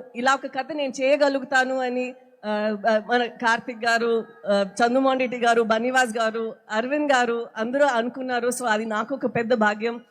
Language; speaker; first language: Telugu; non-native, fluent; Badaga